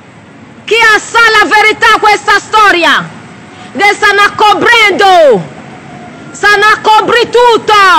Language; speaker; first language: Italian; non-native, learner; Nigerian Pidgin